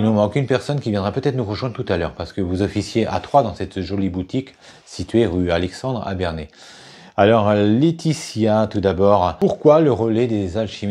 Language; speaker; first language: French; native; French